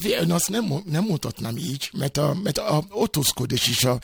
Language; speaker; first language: Hungarian; non-native, fluent; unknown